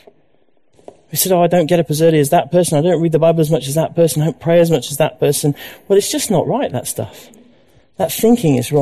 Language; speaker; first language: English; native; English